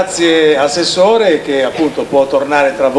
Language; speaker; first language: Italian; native; Italian